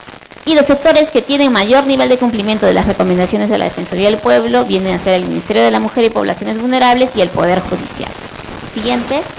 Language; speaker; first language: Spanish; native; Spanish